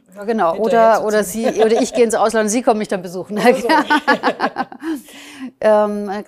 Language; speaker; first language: German; native; German